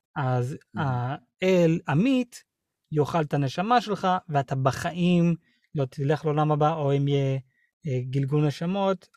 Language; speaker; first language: Hebrew; early bilingual, other home language; English